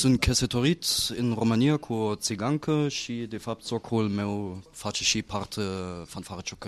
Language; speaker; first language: Romanian; non-native, fluent; German